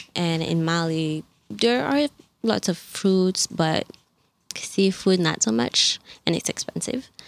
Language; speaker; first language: English; non-native, fluent; French